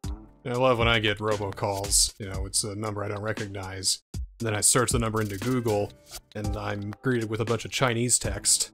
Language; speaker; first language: English; native; English